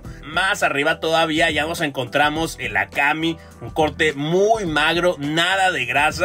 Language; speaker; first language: Spanish; native; Spanish